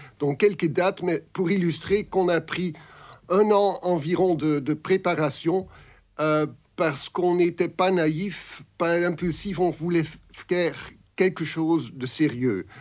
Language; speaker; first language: French; non-native, local second language; Dutch